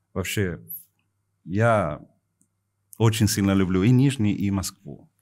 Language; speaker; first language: Russian; non-native, fluent; Spanish